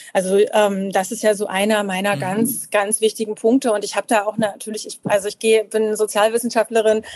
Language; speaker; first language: German; native; German